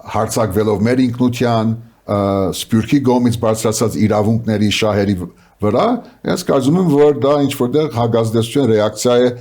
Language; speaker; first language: Armenian; early bilingual, heritage; Armenian